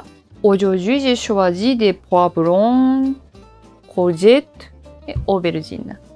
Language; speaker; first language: French; non-native, learner; Japanese